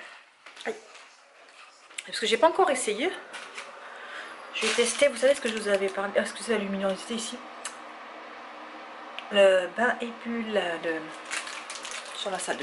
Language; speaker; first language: French; native; French